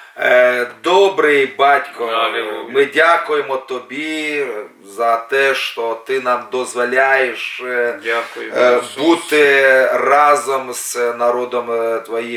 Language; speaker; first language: Ukrainian; non-native, local second language; Russian